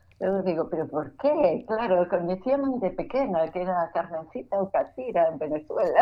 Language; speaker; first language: Galician; non-native, local second language; Spanish